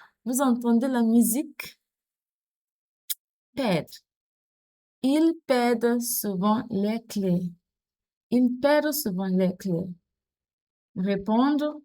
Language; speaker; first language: French; non-native, fluent; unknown